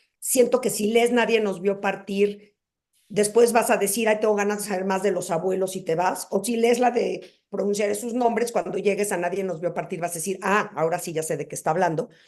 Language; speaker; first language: Spanish; native; Spanish